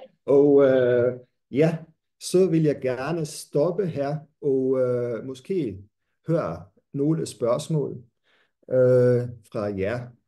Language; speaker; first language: Danish; non-native, fluent; German